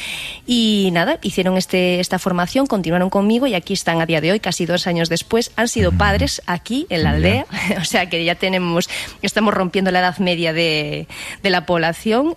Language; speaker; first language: Spanish; native; Spanish